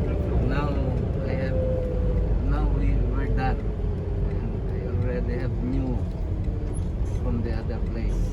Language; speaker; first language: English; non-native, learner; Filipino